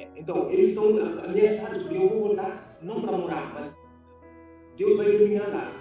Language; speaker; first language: Portuguese; non-native, fluent; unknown